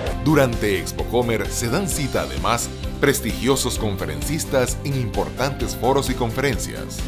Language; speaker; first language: Spanish; native; Spanish